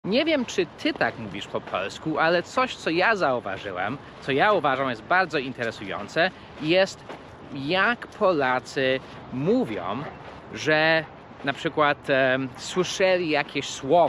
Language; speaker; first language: Polish; non-native, fluent; English